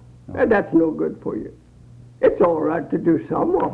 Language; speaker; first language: English; early bilingual, other home language; Swedish